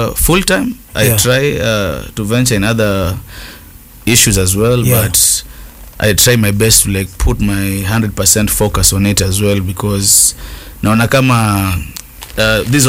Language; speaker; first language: English; non-native, local second language; Swahili